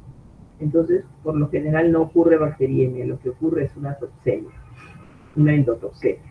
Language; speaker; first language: Spanish; native; Spanish